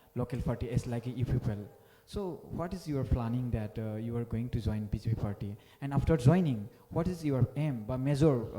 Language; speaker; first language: English; non-native, local second language; Bodo